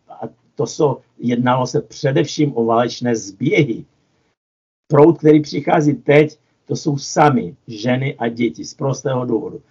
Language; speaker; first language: Czech; non-native, fluent; Russian